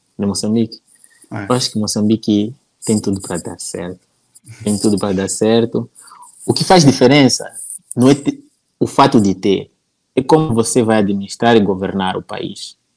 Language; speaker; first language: Portuguese; native; Portuguese